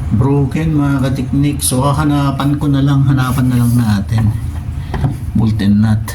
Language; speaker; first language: Filipino; non-native, local second language; Cebuano